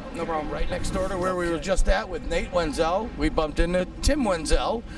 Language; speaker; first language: English; native; English